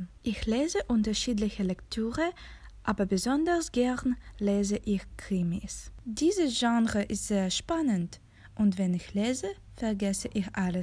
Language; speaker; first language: German; non-native, fluent; Russian